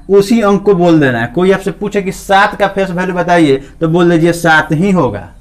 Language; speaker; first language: Hindi; native; Hindi